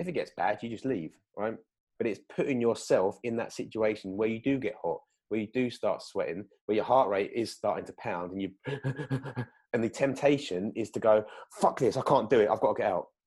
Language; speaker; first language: English; native; English